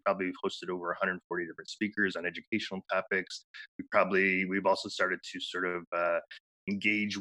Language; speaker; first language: English; native; English